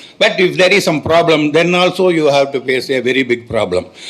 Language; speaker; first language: English; non-native, local second language; Tamil